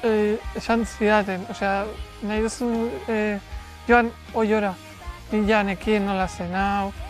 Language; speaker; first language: Basque; non-native, learner; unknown